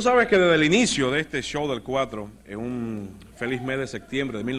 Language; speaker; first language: Spanish; native; Spanish